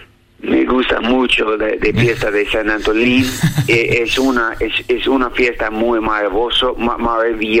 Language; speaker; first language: Spanish; non-native, learner; English